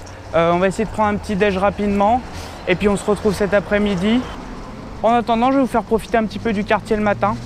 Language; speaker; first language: French; native; French